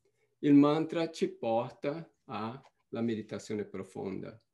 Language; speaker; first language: Italian; non-native, fluent; Portuguese